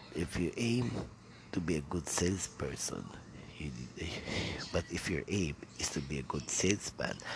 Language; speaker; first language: English; non-native, local second language; Filipino